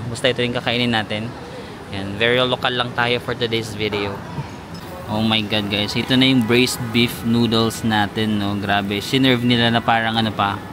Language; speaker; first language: Filipino; non-native, local second language; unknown